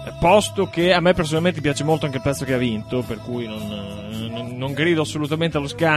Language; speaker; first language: Italian; native; Italian